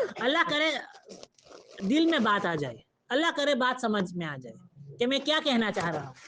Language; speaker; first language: Urdu; non-native, fluent; Caribbean Hindustani